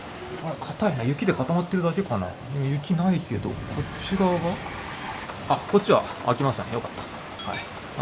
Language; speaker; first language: Japanese; native; Japanese